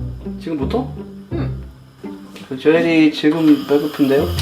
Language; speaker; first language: Korean; non-native, learner; English